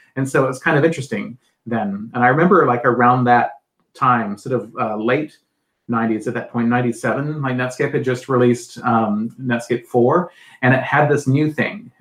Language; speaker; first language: English; native; English